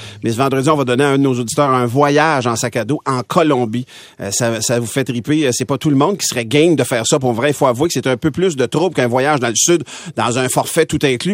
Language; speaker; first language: French; native; French